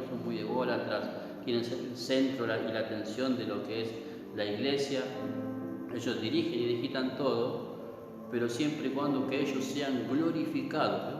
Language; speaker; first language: Spanish; native; Spanish